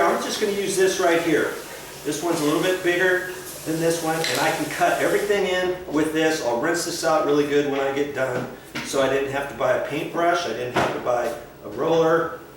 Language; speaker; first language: English; native; English